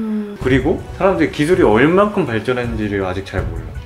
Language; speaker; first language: Korean; native; Korean